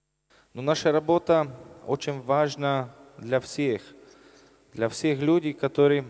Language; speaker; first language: Russian; non-native, learner; Slovak